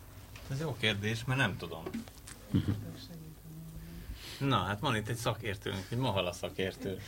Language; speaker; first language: Hungarian; native; Hungarian